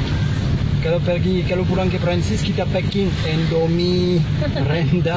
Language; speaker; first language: Indonesian; non-native, learner; French